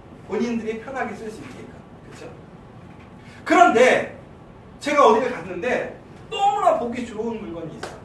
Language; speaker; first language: Korean; native; Korean